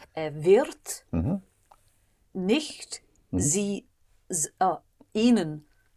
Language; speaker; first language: German; non-native, learner; English